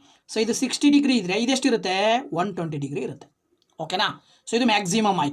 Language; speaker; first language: Kannada; native; Kannada